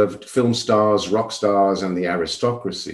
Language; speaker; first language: English; native; English